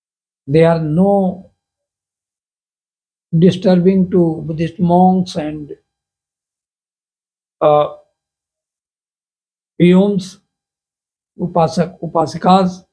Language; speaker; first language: English; non-native, local second language; Hindi